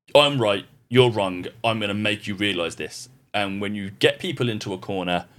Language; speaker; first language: English; native; English